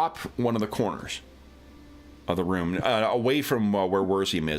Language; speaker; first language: English; native; English